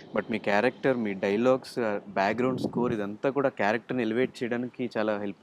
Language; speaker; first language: Telugu; native; Telugu